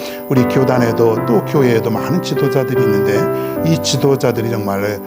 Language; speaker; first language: Korean; native; Korean